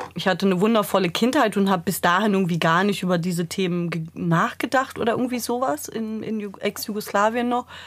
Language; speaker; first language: German; early bilingual, other home language; Serbian